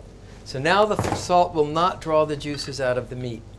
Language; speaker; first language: English; native; English